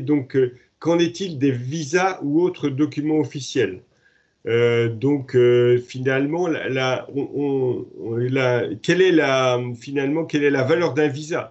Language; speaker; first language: French; native; French